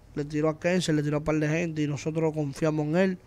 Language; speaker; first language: Spanish; native; Spanish